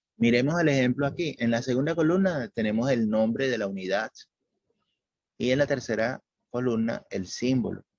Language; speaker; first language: Spanish; native; Spanish